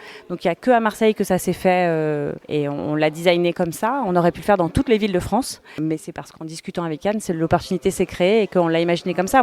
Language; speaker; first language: French; native; French